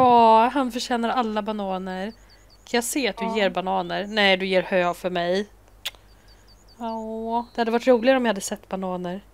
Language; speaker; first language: Swedish; native; Swedish